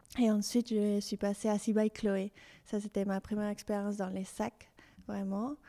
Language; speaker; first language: French; non-native, fluent; Spanish